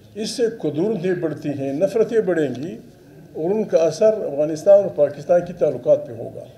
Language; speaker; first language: Urdu; non-native, local second language; Pashto